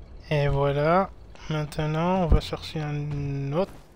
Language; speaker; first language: French; non-native, local second language; Arabic